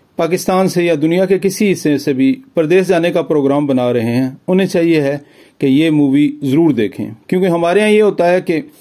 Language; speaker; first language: Urdu; non-native, local second language; Pahari-Potwari